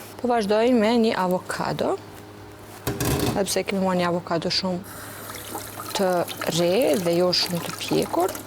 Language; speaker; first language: Albanian; native; Albanian